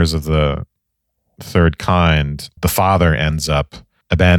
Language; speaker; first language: English; native; English